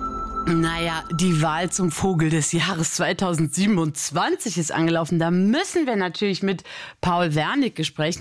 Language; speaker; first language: German; native; German